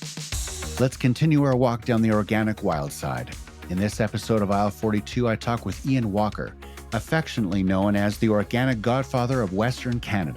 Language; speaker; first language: English; native; English